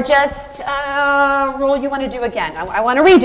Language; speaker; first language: English; native; English